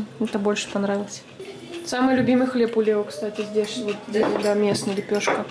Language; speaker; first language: Russian; native; Russian